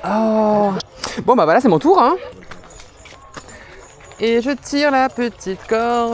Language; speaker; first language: French; native; French